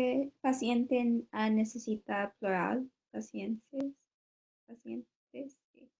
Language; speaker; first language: Spanish; non-native, learner; English